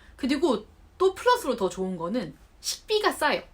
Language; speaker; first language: Korean; native; Korean